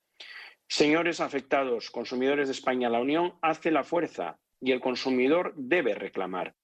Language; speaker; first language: Spanish; native; Spanish